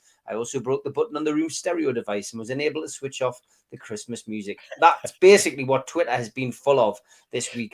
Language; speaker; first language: English; native; English